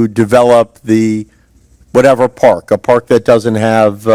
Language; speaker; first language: English; native; English